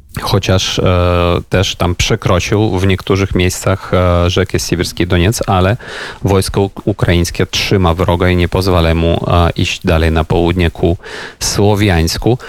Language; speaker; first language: Polish; non-native, fluent; Ukrainian